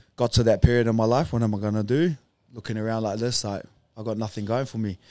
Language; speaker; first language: English; native; English